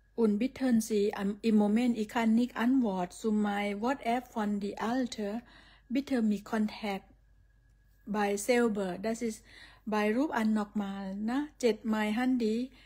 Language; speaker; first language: German; non-native, learner; Thai